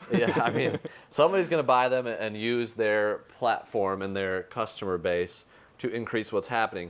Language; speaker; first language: English; native; English